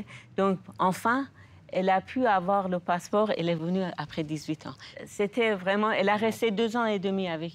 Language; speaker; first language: French; non-native, fluent; Persian